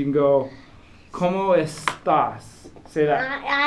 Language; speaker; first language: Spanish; non-native, learner; English